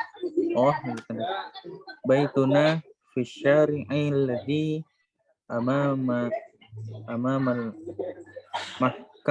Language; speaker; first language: Arabic; non-native, learner; Indonesian